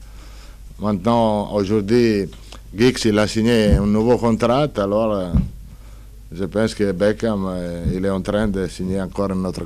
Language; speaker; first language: French; non-native, learner; Italian